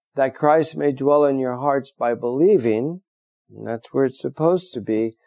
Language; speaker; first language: English; native; English